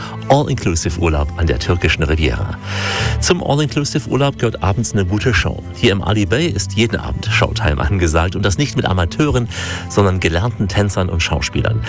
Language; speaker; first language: German; native; German